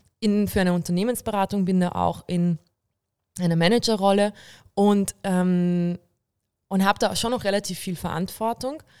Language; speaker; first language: German; early bilingual, other home language; Bulgarian